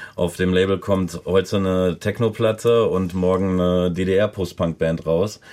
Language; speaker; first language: German; native; German